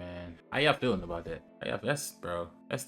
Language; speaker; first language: English; native; English